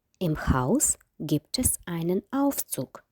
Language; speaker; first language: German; non-native, fluent; Ukrainian